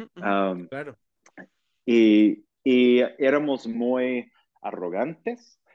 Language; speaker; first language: Spanish; non-native, fluent; English